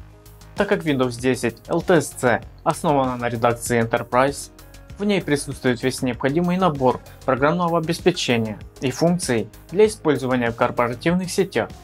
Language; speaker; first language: Russian; native; Russian